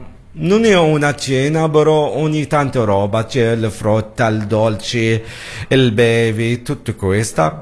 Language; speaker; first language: Italian; non-native, learner; Arabic